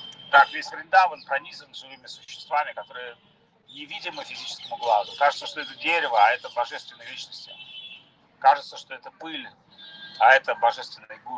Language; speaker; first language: Russian; native; Russian